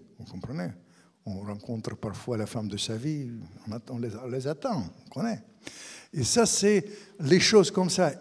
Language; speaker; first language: French; non-native, fluent; Russian